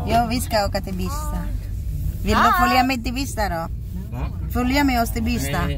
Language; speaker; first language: Swedish; non-native, learner; Filipino